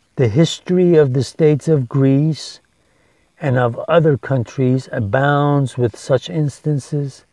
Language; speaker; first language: English; non-native, fluent; Persian